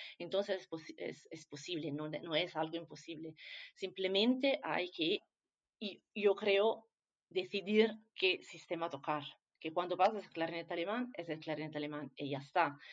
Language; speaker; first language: Spanish; non-native, fluent; Italian